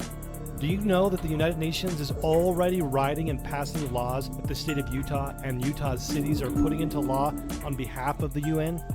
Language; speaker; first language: English; native; English